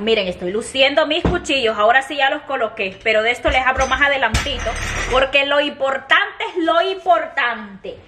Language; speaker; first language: Spanish; native; Spanish